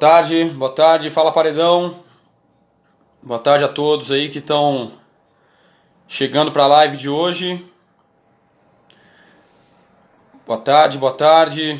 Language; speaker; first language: Portuguese; native; Portuguese